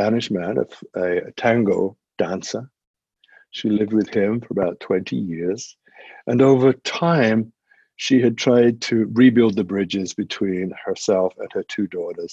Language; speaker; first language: English; native; English